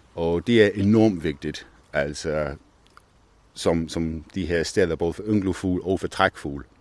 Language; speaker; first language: Danish; non-native, fluent; English